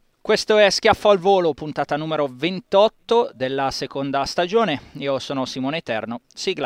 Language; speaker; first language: Italian; native; Italian